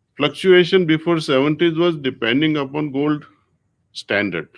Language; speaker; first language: English; non-native, local second language; Gujarati